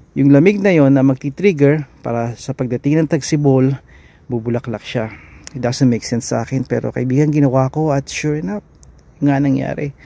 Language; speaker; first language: Filipino; native; Filipino